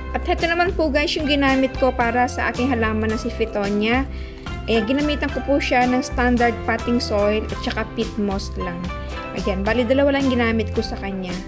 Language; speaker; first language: Filipino; non-native, local second language; Iloko